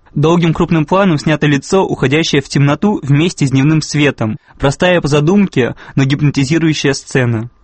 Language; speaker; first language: Russian; native; Russian